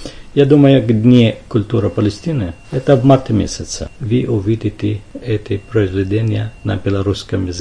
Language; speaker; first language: Russian; non-native, fluent; Arabic